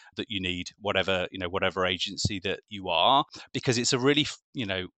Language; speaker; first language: English; native; English